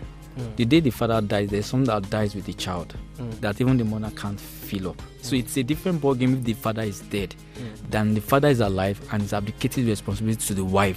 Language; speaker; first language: English; non-native, local second language; Yoruba